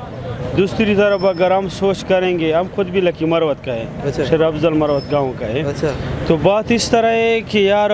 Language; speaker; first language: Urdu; non-native, local second language; Pashto